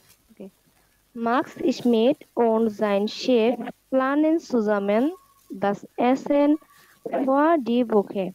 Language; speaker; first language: German; non-native, learner; Bangla